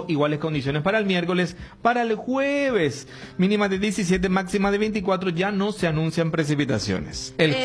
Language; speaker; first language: Spanish; native; Spanish